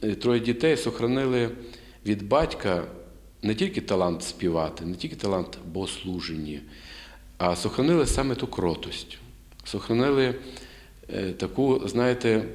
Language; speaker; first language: Ukrainian; native; Ukrainian